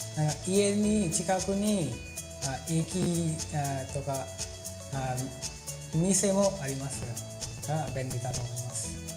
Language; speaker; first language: Japanese; non-native, learner; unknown